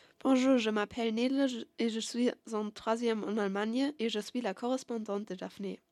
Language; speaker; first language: French; non-native, learner; German